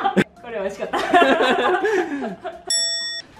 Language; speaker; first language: Japanese; native; Japanese